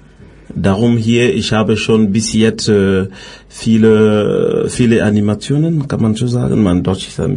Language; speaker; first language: German; non-native, learner; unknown